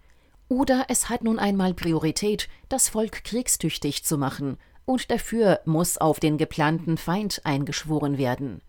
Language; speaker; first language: German; native; German